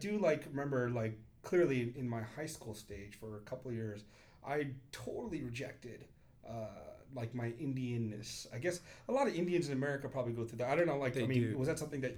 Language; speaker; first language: English; early bilingual, other home language; Kannada